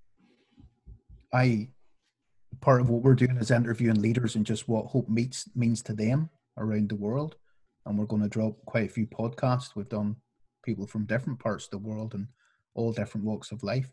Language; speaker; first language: English; native; English